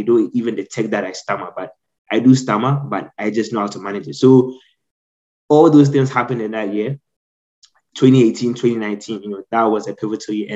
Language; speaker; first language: English; non-native, local second language; Akan